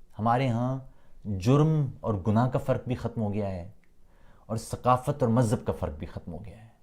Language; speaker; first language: Urdu; native; Urdu